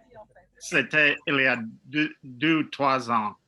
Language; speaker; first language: French; non-native, learner; English